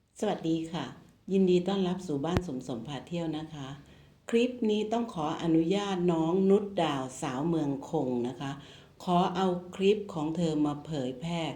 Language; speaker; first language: Thai; native; Thai